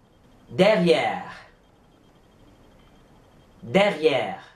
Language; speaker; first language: French; non-native, fluent; Arabic